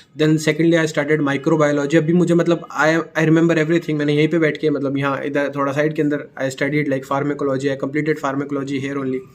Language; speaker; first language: Hindi; native; Hindi